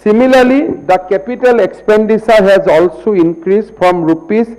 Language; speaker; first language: English; non-native, local second language; Assamese